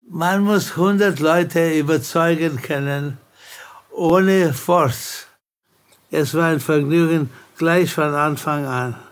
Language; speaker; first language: German; non-native, fluent; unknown